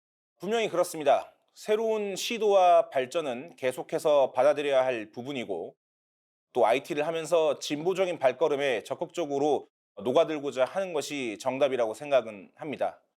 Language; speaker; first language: Korean; native; Korean